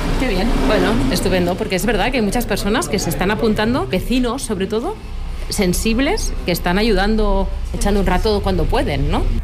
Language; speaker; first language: Spanish; native; Spanish